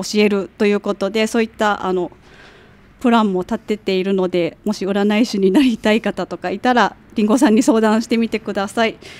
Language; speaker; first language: Japanese; native; Japanese